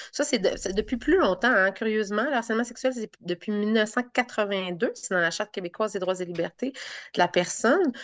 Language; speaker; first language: French; native; French